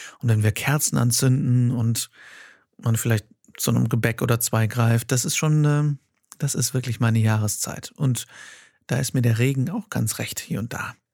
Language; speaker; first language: German; native; German